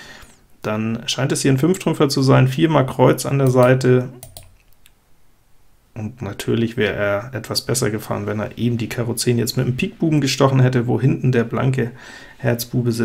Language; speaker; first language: German; native; German